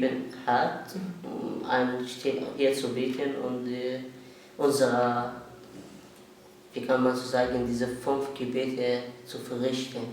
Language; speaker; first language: German; non-native, learner; Arabic